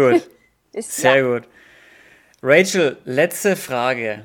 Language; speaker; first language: German; native; German